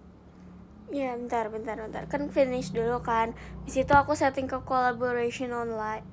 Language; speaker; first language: Indonesian; native; Indonesian